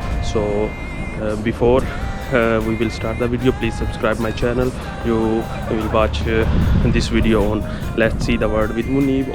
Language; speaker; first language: English; non-native, learner; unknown